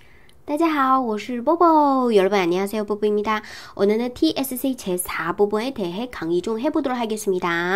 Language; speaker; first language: Korean; non-native, fluent; Chinese